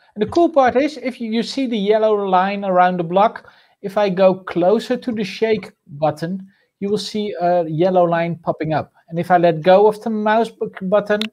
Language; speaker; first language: English; non-native, fluent; Dutch